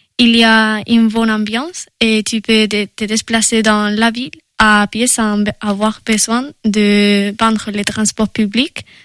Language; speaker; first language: French; non-native, fluent; Spanish